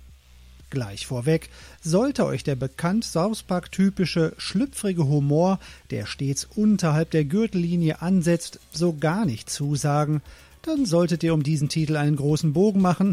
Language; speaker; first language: German; native; German